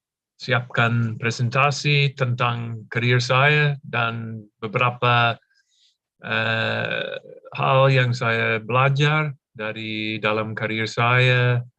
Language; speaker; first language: Indonesian; non-native, fluent; English